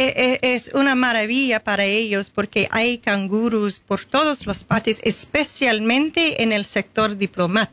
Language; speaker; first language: Spanish; non-native, fluent; English